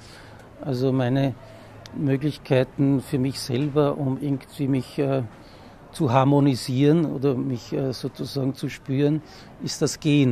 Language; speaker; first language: German; native; German